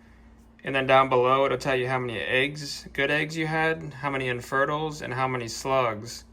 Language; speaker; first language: English; native; English